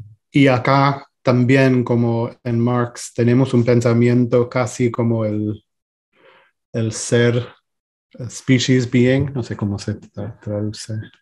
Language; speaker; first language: Spanish; non-native, fluent; English